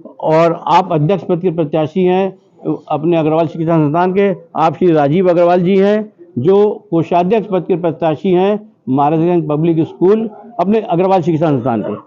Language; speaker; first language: Hindi; native; Hindi